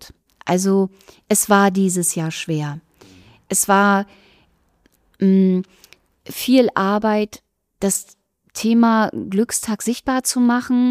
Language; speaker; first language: German; native; German